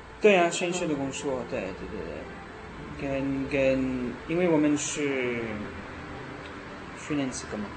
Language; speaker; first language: Chinese; non-native, learner; French